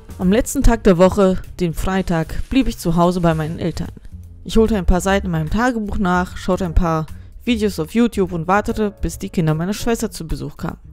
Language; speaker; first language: German; native; German